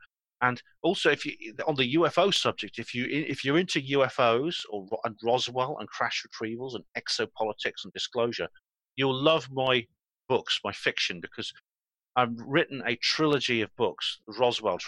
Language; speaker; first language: English; native; English